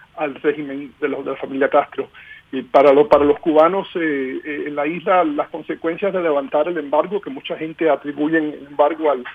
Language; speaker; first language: Spanish; early bilingual, heritage; Spanish